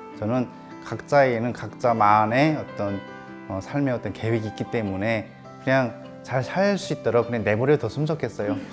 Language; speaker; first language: Korean; native; Korean